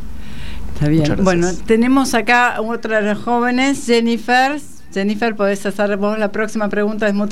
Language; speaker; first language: Spanish; native; Spanish